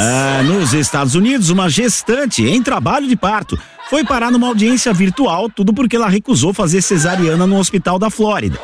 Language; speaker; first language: Portuguese; native; Portuguese